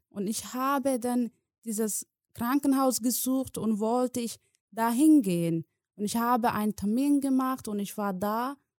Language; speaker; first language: German; non-native, learner; Somali